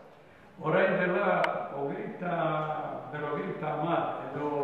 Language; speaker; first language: Basque; non-native, learner; Spanish